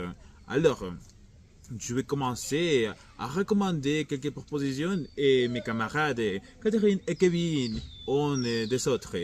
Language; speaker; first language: French; non-native, learner; Spanish